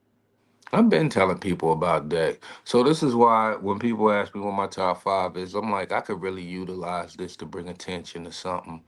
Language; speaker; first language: English; native; English